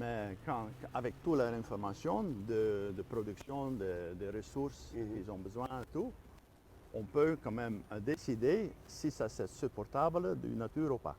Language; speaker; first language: French; non-native, fluent; Dutch